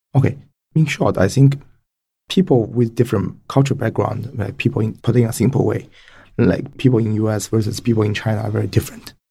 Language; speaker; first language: English; non-native, fluent; Chinese